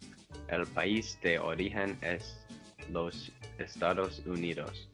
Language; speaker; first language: Spanish; non-native, learner; English